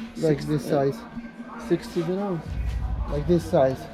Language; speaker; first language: English; non-native, learner; Polish